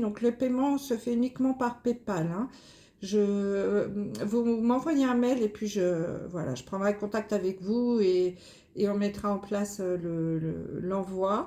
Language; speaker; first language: French; native; French